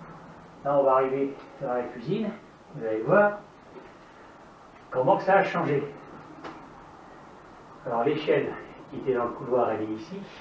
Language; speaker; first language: French; native; French